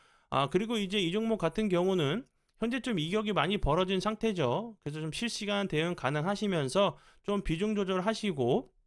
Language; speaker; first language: Korean; native; Korean